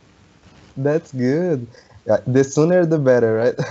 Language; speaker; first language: English; non-native, learner; Portuguese